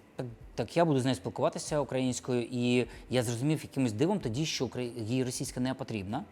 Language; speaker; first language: Ukrainian; non-native, local second language; Russian